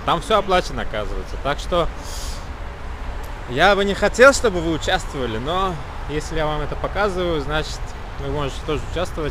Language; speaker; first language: Russian; non-native, local second language; Uzbek